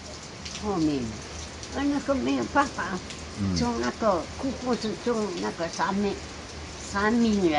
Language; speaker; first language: Chinese; non-native, local second language; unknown